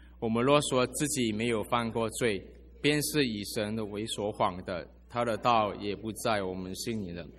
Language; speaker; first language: Chinese; native; Chinese